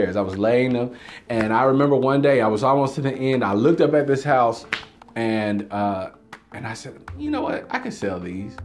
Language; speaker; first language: English; native; English